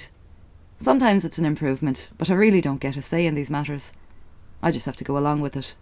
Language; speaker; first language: English; native; English